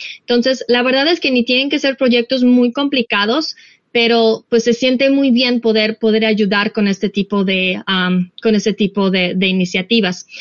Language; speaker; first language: Spanish; non-native, fluent; Russian